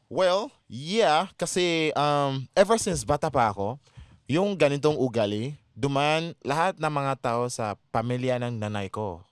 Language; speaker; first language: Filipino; non-native, fluent; Yoruba